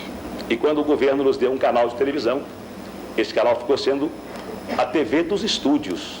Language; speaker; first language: Portuguese; native; Portuguese